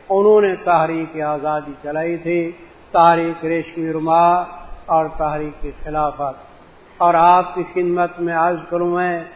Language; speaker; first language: Urdu; non-native, local second language; Sindhi